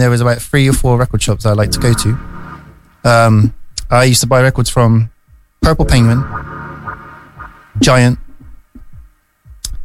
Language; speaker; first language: English; native; English